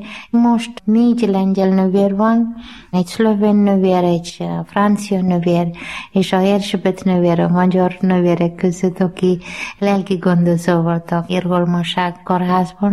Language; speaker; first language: Hungarian; non-native, learner; Malayalam